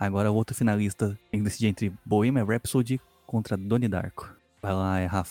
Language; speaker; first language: Portuguese; native; Portuguese